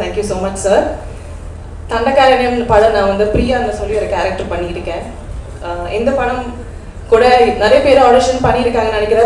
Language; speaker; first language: Tamil; non-native, local second language; Malayalam